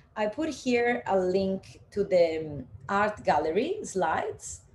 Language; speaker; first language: English; non-native, fluent; Italian